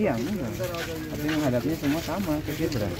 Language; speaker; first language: Indonesian; native; Indonesian